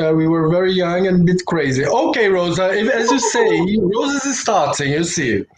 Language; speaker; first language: English; non-native, fluent; Portuguese